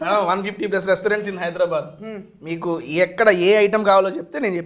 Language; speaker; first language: Telugu; native; Telugu